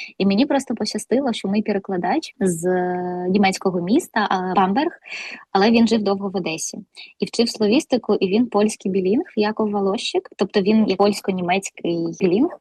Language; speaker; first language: Ukrainian; non-native, local second language; Russian